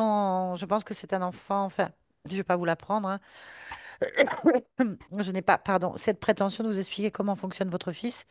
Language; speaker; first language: French; native; French